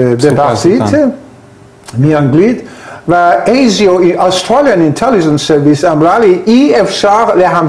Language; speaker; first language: Hebrew; non-native, learner; Persian